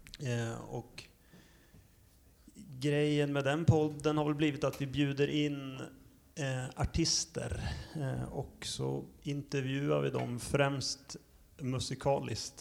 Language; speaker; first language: Swedish; native; Swedish